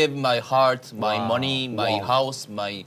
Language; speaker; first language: English; non-native, learner; Korean